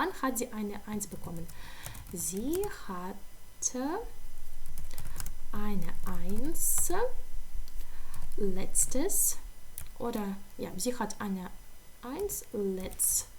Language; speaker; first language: German; non-native, fluent; Ukrainian